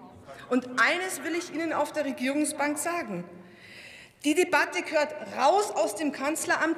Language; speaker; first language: German; native; German